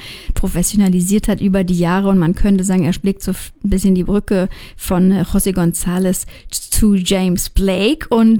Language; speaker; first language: German; native; German